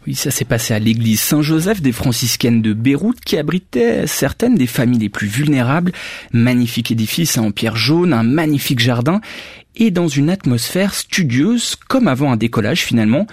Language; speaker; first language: French; native; French